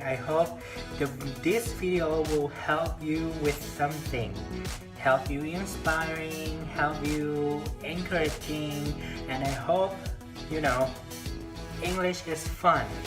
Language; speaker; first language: English; non-native, fluent; Thai